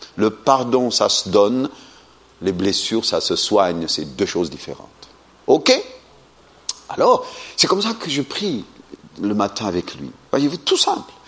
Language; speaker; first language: French; non-native, fluent; Amharic